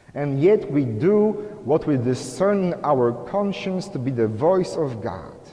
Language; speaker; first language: English; non-native, fluent; Polish